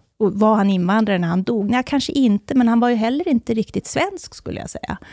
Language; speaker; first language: Swedish; native; Swedish